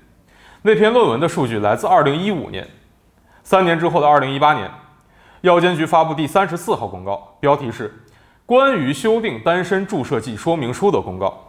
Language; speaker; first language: Chinese; native; Chinese